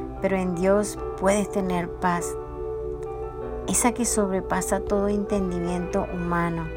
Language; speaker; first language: Spanish; native; Spanish